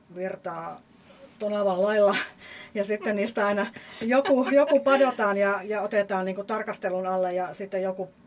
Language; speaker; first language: Finnish; native; Finnish